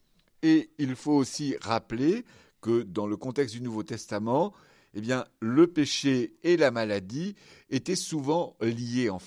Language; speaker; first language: French; native; French